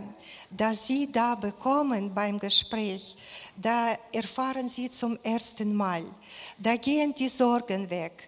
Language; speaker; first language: German; non-native, fluent; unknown